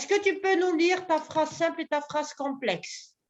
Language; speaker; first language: French; non-native, local second language; Arabic